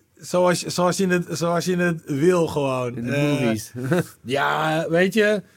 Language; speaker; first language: Dutch; native; Dutch